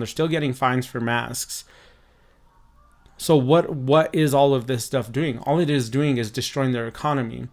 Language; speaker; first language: English; native; English